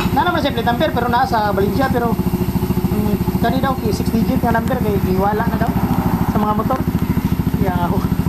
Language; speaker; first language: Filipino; non-native, local second language; Cebuano